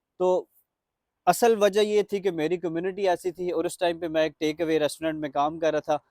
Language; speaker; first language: Urdu; non-native, local second language; Pashto